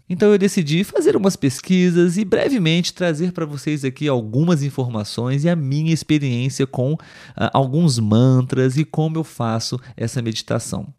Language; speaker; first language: Portuguese; native; Portuguese